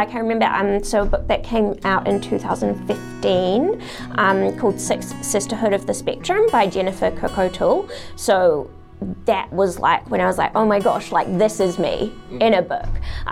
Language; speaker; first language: English; native; English